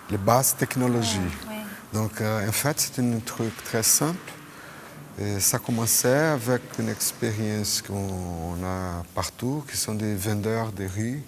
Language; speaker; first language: French; non-native, fluent; Portuguese